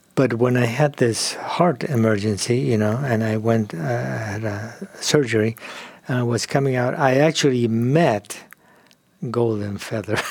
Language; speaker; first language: English; non-native, fluent; Spanish